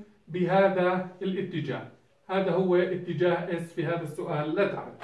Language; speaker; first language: Arabic; native; Arabic